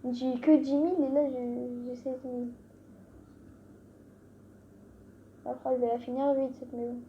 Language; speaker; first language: French; native; French